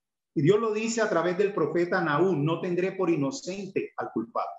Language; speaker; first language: Spanish; native; Spanish